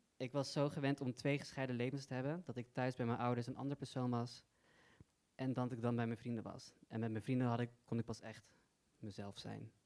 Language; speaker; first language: Dutch; early bilingual, other home language; Persian